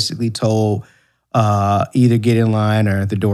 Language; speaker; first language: English; native; English